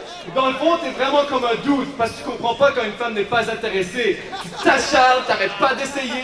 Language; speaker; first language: French; native; French